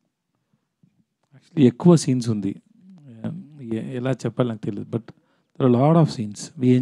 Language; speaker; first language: Telugu; non-native, learner; Tamil